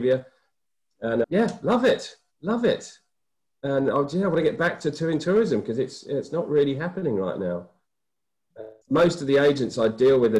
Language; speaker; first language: English; native; English